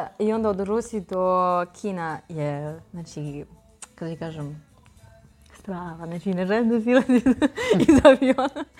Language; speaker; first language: Serbian; non-native, fluent; Chinese